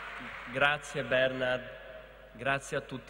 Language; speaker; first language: Italian; early bilingual, heritage; Italian